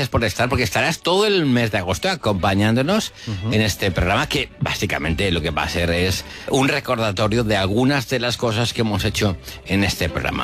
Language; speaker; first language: Spanish; native; Spanish